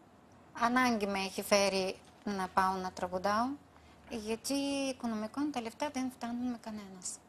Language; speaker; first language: Greek; non-native, fluent; Bulgarian